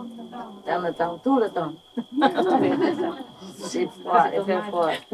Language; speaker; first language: French; non-native, learner; Vietnamese